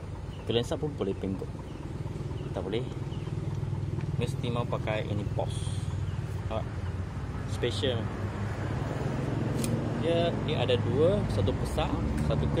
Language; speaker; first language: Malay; non-native, local second language; Chinese